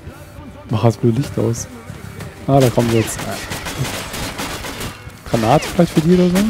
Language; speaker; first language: German; native; German